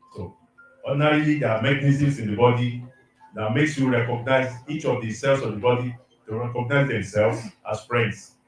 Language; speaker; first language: English; non-native, local second language; Yoruba